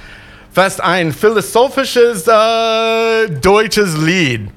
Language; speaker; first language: German; non-native, learner; English